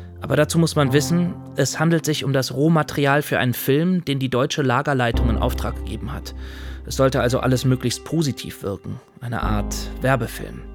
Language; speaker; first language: German; native; German